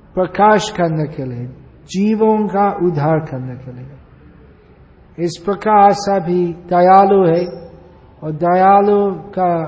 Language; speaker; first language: Hindi; non-native, fluent; English